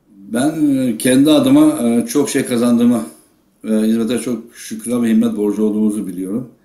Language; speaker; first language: Turkish; native; Turkish